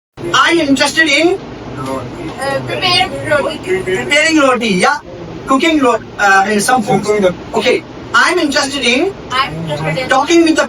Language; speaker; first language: English; non-native, fluent; Urdu